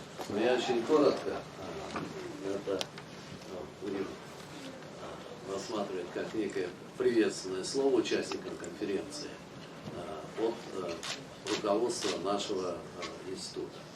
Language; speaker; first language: Russian; native; Russian